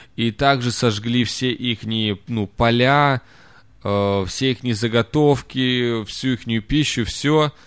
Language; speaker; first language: Russian; native; Russian